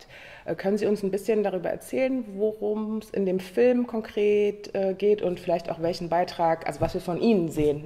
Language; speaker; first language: German; native; German